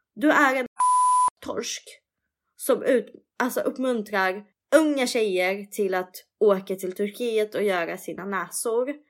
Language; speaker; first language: Swedish; early bilingual, other home language; Russian